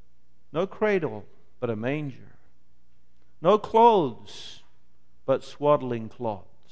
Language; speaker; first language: English; native; English